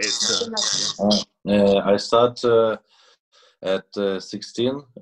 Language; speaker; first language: English; non-native, learner; Russian